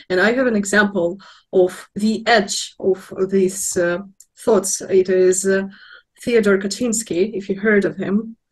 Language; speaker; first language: English; non-native, fluent; Russian